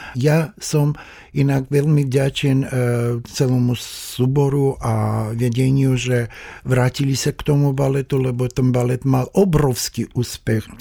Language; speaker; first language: Slovak; non-native, fluent; Russian